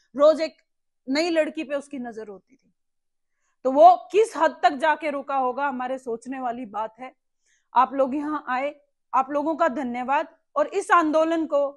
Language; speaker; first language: Hindi; native; Hindi